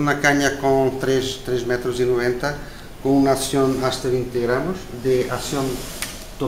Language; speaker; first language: Spanish; non-native, learner; Portuguese